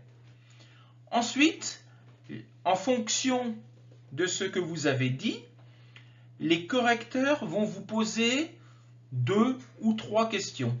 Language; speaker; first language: French; native; French